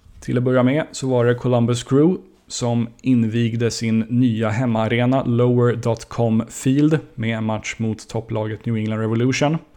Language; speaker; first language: Swedish; native; Swedish